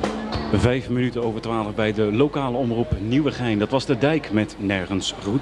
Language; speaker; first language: Dutch; native; Dutch